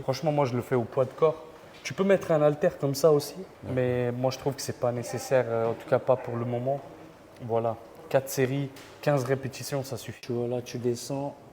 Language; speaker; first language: French; native; French